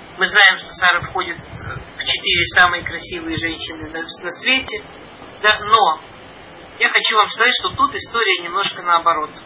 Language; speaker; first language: Russian; early bilingual, heritage; Russian